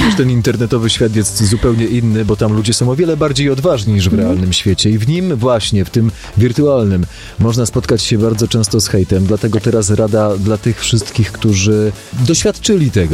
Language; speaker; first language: Polish; native; Polish